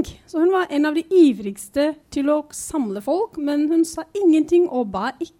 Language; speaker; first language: Norwegian; non-native, fluent; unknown